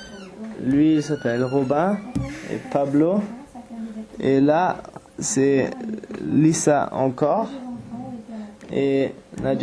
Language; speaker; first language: French; non-native, fluent; English